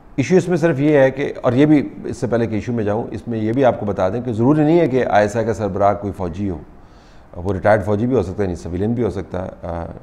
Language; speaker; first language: Urdu; native; Urdu